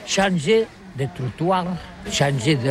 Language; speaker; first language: French; non-native, learner; Catalan